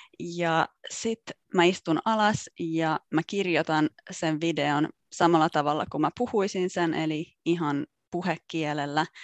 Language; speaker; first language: Finnish; native; Finnish